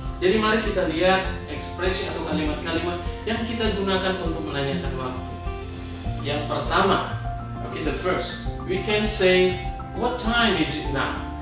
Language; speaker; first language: English; non-native, fluent; Indonesian